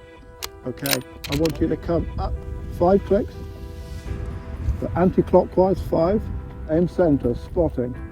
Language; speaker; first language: English; native; English